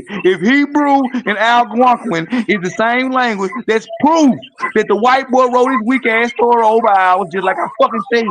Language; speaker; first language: English; native; English